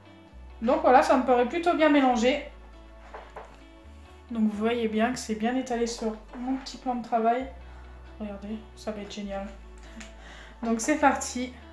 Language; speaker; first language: French; native; French